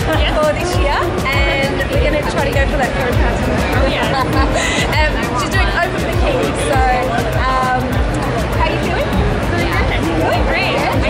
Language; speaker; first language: English; native; English